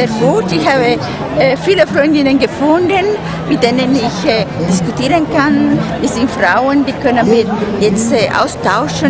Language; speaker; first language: German; non-native, fluent; Spanish